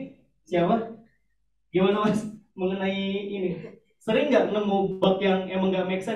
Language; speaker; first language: Indonesian; native; Indonesian